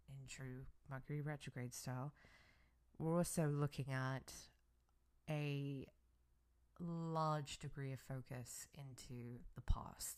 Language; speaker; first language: English; native; English